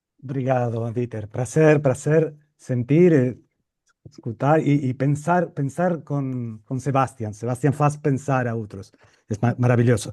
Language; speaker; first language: Portuguese; non-native, learner; Spanish